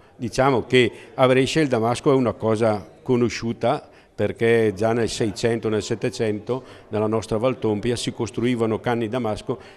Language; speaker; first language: Italian; native; Italian